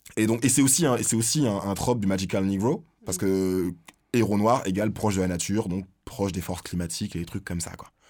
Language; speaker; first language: French; native; French